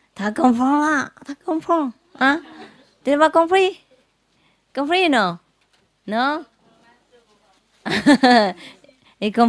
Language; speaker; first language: French; non-native, learner; Vietnamese